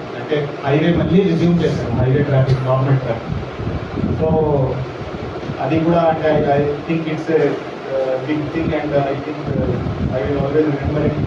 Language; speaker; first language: Telugu; native; Telugu